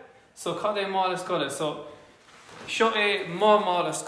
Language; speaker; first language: Irish; non-native, local second language; English